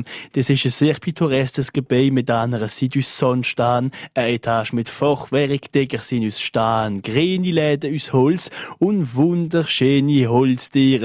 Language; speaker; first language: German; non-native, fluent; French